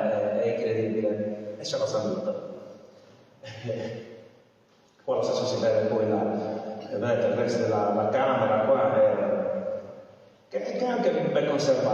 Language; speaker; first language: Italian; native; Italian